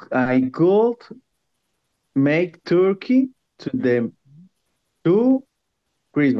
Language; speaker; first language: English; non-native, learner; Spanish